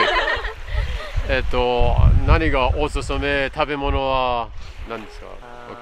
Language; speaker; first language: Japanese; non-native, learner; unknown